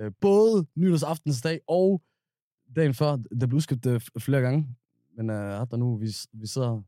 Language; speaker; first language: Danish; early bilingual, other home language; Somali